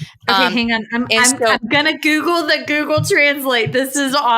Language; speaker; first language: English; native; English